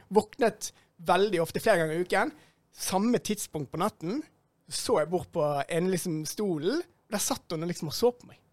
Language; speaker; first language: Norwegian; native; Norwegian